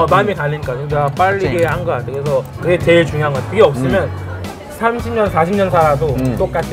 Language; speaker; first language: Korean; early bilingual, other home language; Lingala